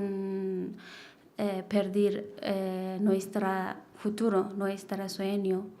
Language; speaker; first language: Spanish; non-native, learner; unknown